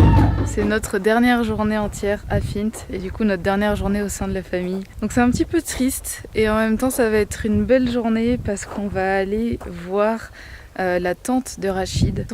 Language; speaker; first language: French; native; French